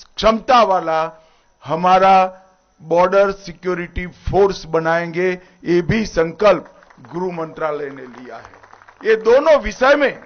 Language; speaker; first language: Hindi; non-native, local second language; Gujarati